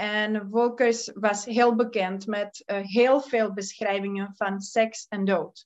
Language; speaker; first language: Dutch; non-native, learner; Czech